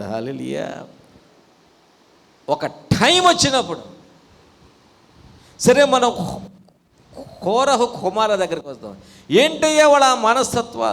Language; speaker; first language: Telugu; native; Telugu